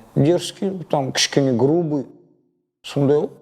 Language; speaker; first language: Russian; non-native, local second language; Kazakh